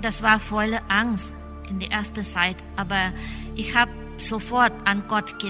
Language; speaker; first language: German; non-native, learner; Thai